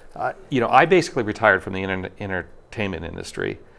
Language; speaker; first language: English; native; English